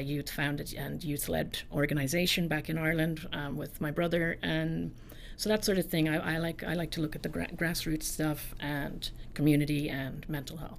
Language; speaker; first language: English; native; English